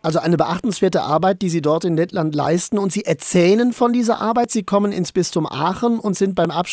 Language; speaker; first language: German; native; German